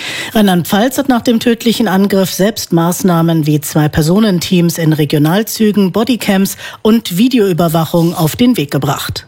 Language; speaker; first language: German; native; German